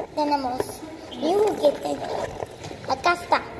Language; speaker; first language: Spanish; early bilingual, heritage; Spanish